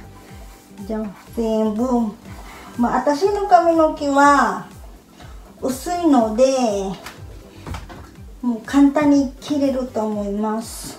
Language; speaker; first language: Japanese; non-native, fluent; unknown